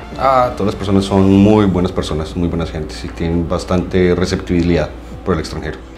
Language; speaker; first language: Spanish; native; Spanish